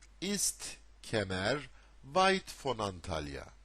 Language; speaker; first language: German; non-native, fluent; Turkish